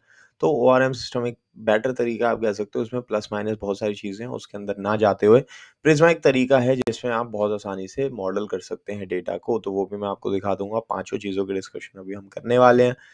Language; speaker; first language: Hindi; native; Hindi